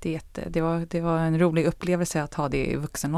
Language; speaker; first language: Swedish; early bilingual, heritage; Swedish